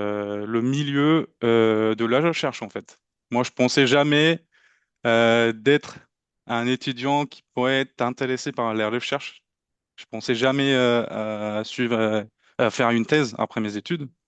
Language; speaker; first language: French; non-native, fluent; Turkish